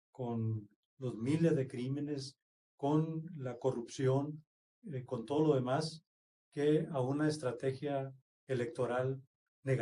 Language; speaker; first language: Spanish; native; Spanish